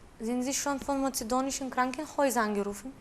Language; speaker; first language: German; non-native, fluent; Macedonian